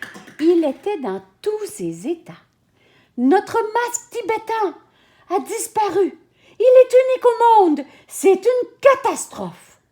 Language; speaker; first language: French; native; French